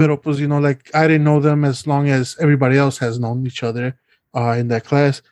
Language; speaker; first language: English; early bilingual, other home language; Spanish